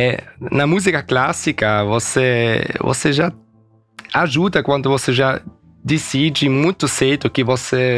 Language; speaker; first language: Portuguese; early bilingual, heritage; German